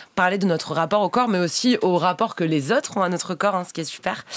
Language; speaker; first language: French; native; French